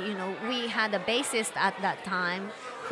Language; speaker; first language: English; non-native, fluent; Japanese